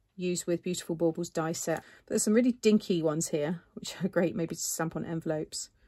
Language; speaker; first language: English; native; English